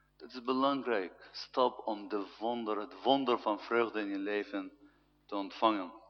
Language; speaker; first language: Dutch; non-native, fluent; Arabic